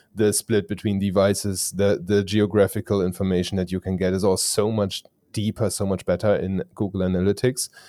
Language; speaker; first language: English; non-native, fluent; German